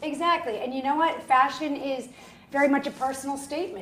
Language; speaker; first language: English; native; English